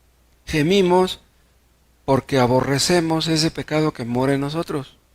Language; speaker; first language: Spanish; native; Spanish